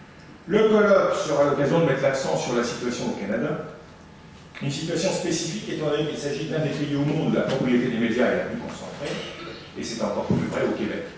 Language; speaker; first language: French; native; French